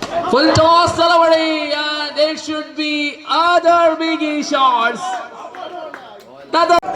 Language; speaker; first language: English; non-native, local second language; Malayalam